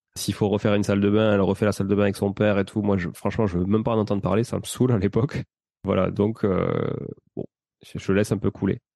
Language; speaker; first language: French; native; French